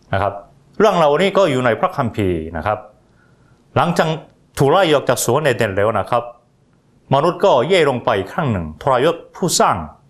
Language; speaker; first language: Thai; non-native, fluent; Korean